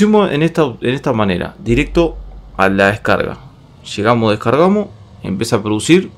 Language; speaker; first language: Spanish; native; Spanish